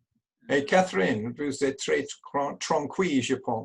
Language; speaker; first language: French; non-native, learner; English